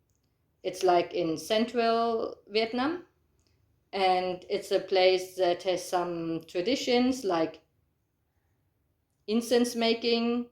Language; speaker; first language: English; non-native, fluent; German